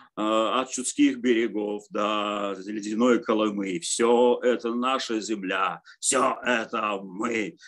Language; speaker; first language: Russian; native; Russian